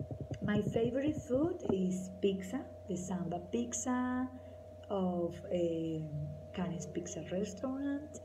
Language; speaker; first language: English; non-native, learner; Spanish